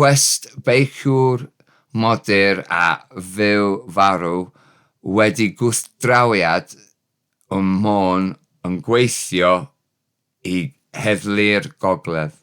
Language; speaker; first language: Welsh; non-native, learner; English